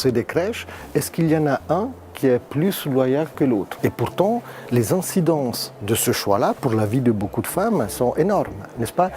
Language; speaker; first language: French; native; French